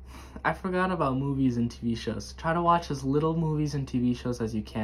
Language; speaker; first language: English; native; English